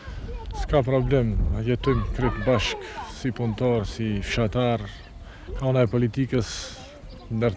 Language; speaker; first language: Albanian; non-native, local second language; Bosnian